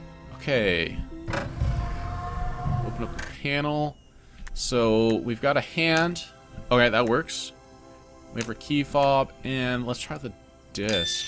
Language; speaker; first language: English; native; English